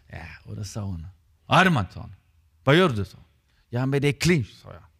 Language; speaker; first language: Swedish; non-native, fluent; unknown